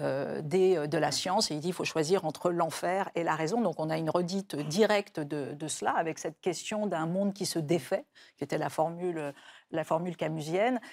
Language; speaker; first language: French; native; French